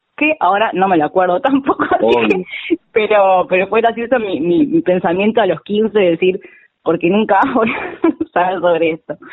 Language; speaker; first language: Spanish; native; Spanish